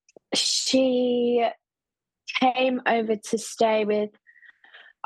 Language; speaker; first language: English; native; English